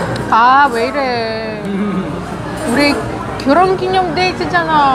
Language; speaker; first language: Korean; non-native, fluent; Russian